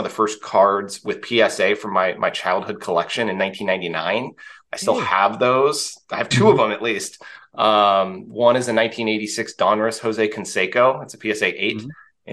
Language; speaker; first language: English; native; English